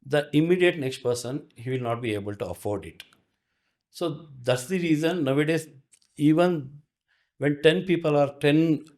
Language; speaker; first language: English; non-native, local second language; Kannada